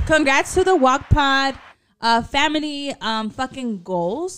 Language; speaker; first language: English; early bilingual, other home language; Spanish